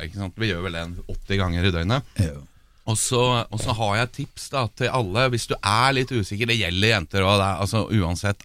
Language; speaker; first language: Norwegian; native; Norwegian